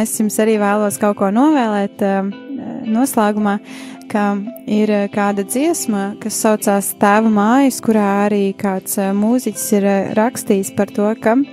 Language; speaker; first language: Latvian; native; Latvian